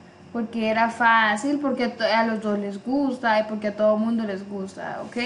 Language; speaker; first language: Spanish; native; Spanish